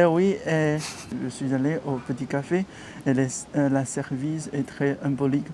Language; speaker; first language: French; non-native, learner; Chinese